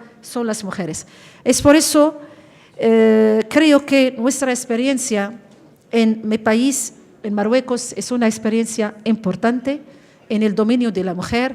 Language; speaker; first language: Spanish; non-native, fluent; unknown